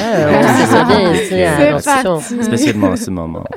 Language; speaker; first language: French; non-native, fluent; English